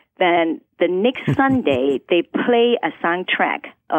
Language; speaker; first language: English; non-native, local second language; Cantonese